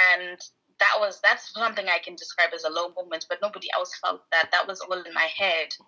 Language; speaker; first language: English; non-native, local second language; Shona